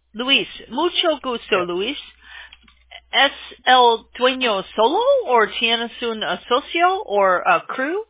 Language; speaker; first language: Spanish; non-native, learner; English